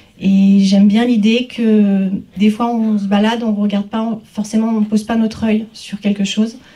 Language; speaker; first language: French; native; French